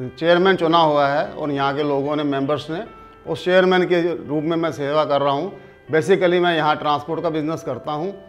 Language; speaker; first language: Urdu; non-native, local second language; Punjabi